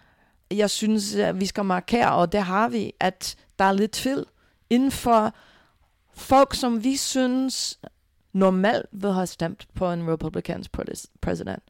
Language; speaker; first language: Danish; non-native, fluent; English